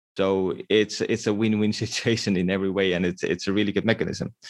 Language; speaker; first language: English; non-native, fluent; Estonian